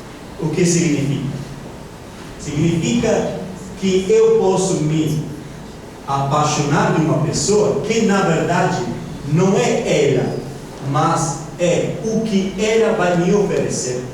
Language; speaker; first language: Portuguese; non-native, fluent; Italian